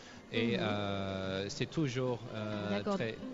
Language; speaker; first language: French; non-native, fluent; Turkish